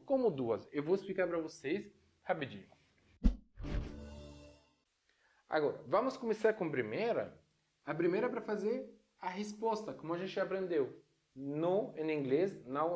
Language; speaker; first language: Portuguese; non-native, fluent; Arabic